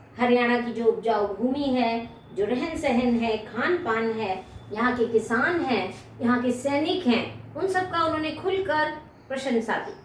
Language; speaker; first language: Hindi; native; Hindi